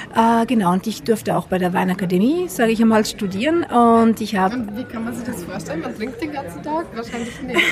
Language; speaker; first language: German; non-native, fluent; Italian